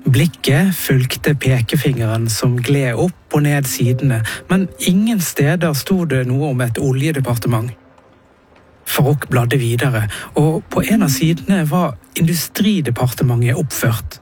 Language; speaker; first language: Norwegian; native; Norwegian